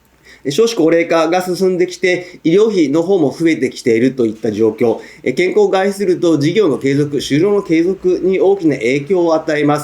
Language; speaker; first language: Japanese; native; Japanese